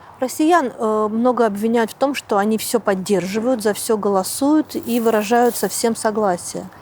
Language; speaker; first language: Russian; native; Russian